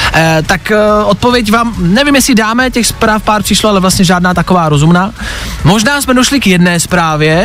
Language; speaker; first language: Czech; native; Czech